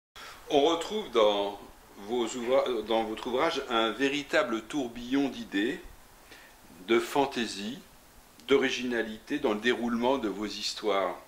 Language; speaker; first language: French; native; French